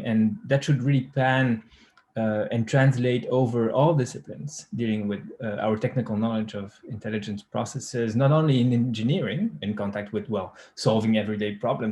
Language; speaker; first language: English; non-native, fluent; French